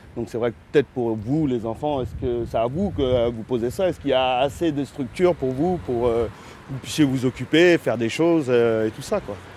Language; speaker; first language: French; early bilingual, other home language; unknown